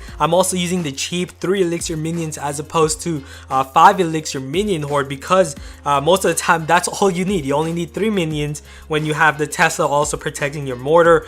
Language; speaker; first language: English; native; English